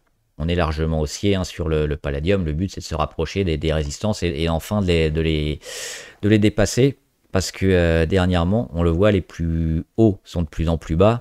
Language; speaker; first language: French; native; French